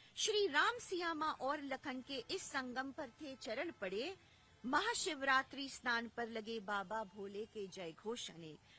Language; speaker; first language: Hindi; native; Hindi